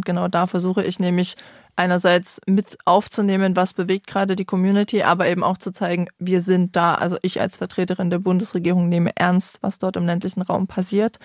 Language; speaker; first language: German; native; German